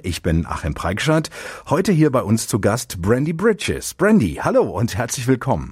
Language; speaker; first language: German; native; German